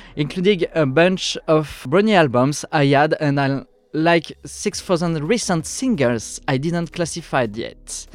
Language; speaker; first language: English; non-native, fluent; French